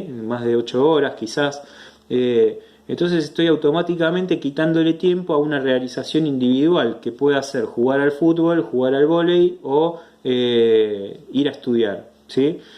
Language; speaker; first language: Spanish; native; Spanish